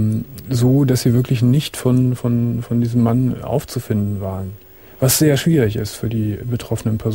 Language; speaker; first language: German; native; German